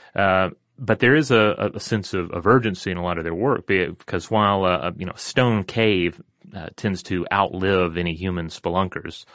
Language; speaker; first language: English; native; English